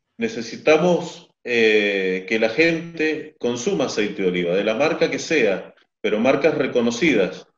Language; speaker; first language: Spanish; native; Spanish